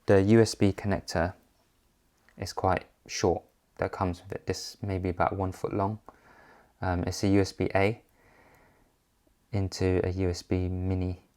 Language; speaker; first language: English; native; English